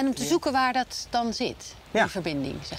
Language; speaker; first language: Dutch; native; Dutch